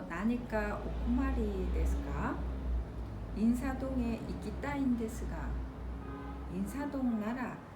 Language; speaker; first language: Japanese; non-native, fluent; Korean